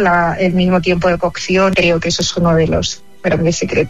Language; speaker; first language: Spanish; native; Spanish